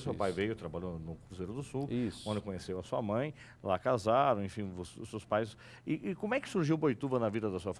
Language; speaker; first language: Portuguese; native; Portuguese